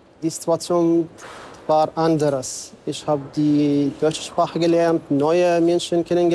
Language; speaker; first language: German; non-native, fluent; Arabic